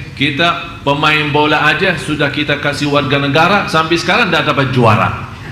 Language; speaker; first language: Indonesian; non-native, fluent; Arabic